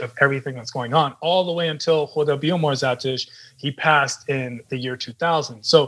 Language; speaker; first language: English; native; English